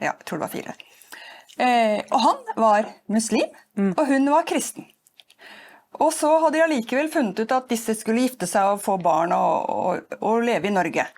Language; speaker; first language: Norwegian; native; Norwegian